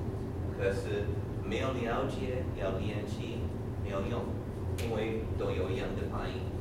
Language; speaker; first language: Chinese; non-native, learner; English